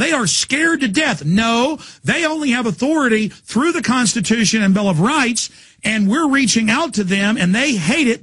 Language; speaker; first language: English; native; English